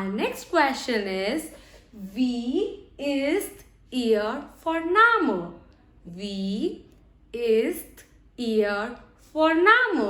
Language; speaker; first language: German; non-native, fluent; Hindi